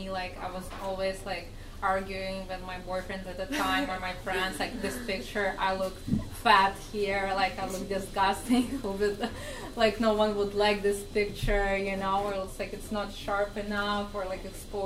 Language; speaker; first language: English; non-native, fluent; Russian